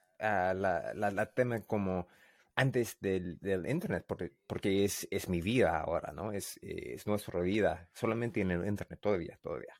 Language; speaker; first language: Spanish; non-native, learner; English